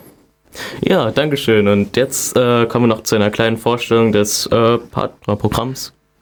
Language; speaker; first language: German; native; German